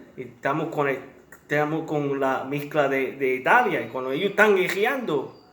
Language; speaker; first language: Spanish; early bilingual, heritage; Spanish